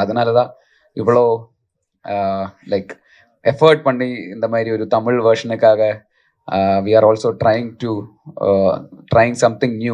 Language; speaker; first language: Tamil; non-native, local second language; Malayalam